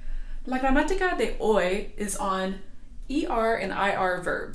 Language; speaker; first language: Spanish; non-native, fluent; English